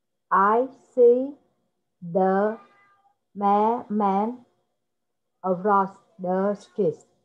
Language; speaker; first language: English; non-native, learner; Vietnamese